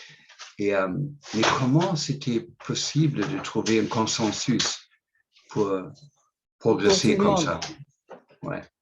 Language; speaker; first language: French; non-native, fluent; English